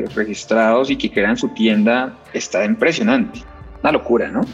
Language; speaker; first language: Spanish; native; Spanish